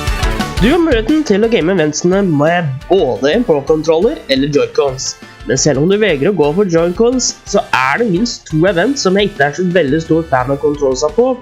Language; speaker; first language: Norwegian; native; Norwegian